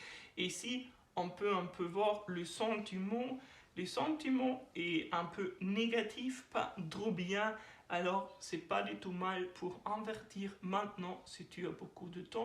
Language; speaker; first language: French; non-native, learner; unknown